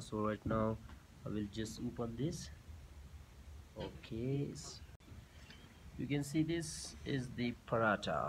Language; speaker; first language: English; non-native, local second language; Urdu